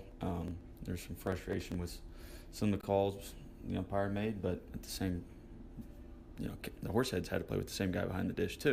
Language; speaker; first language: English; native; English